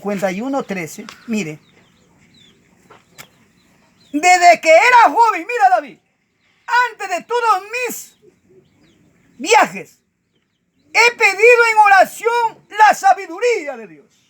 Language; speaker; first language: Spanish; native; Spanish